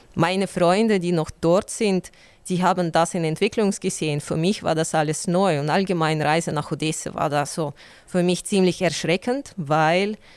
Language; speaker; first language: German; non-native, fluent; Ukrainian